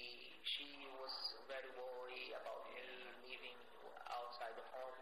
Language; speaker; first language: English; non-native, learner; Portuguese